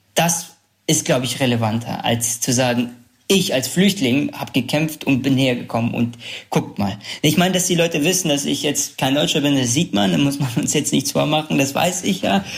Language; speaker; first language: German; early bilingual, other home language; Kurdish